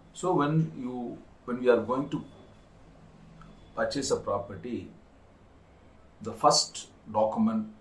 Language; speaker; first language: English; non-native, local second language; Tamil